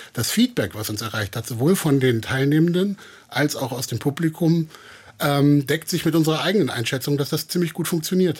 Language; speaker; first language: German; native; German